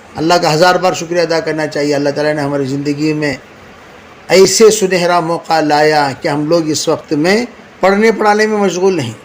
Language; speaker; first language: Urdu; non-native, local second language; Tamil